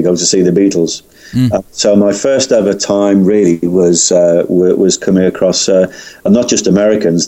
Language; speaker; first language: English; native; English